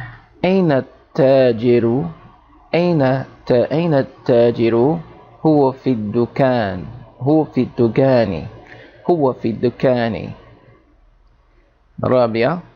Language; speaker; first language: Arabic; non-native, fluent; English